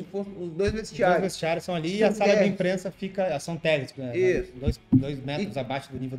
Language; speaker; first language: Portuguese; native; Portuguese